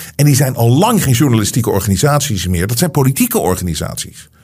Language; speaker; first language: Dutch; native; Dutch